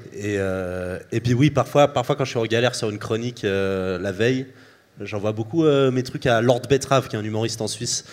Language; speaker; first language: French; native; French